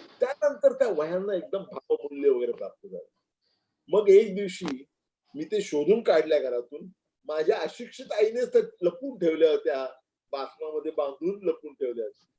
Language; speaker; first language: Marathi; native; Marathi